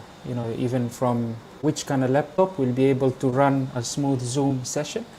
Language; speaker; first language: English; non-native, local second language; Fijian